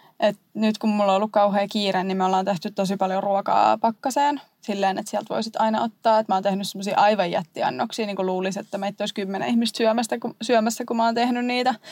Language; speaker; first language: Finnish; native; Finnish